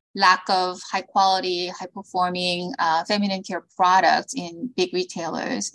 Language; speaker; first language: English; early bilingual, other home language; Korean